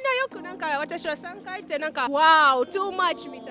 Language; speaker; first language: Japanese; non-native, learner; English